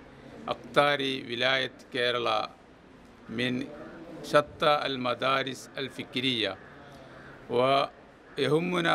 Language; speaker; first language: Arabic; non-native, fluent; Malayalam